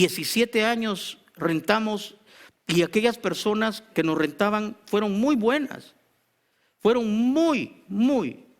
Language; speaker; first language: Spanish; native; Spanish